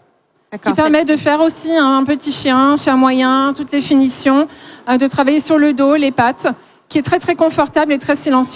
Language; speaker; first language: French; native; French